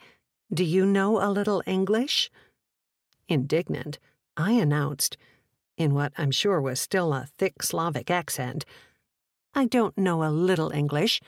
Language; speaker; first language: English; early bilingual, other home language; Czech